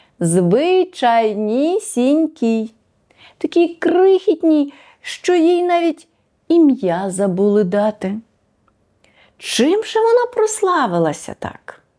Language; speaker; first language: Ukrainian; native; Ukrainian